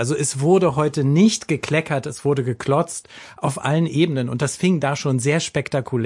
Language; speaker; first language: German; native; German